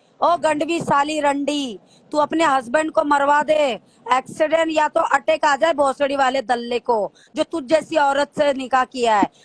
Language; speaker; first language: Hindi; native; Hindi